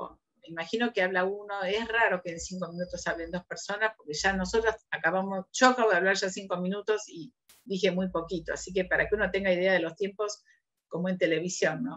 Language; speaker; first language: Spanish; native; Spanish